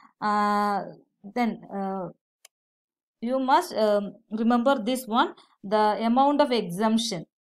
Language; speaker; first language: English; non-native, local second language; Malayalam